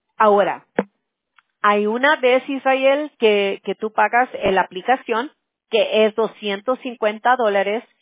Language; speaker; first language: Spanish; early bilingual, heritage; Spanish